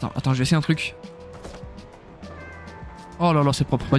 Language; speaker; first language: French; native; French